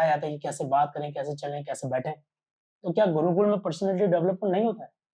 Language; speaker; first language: Hindi; native; Hindi